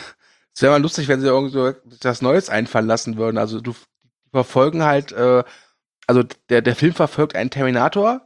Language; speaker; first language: German; native; German